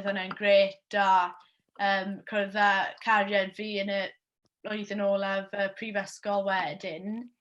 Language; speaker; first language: Welsh; non-native, local second language; English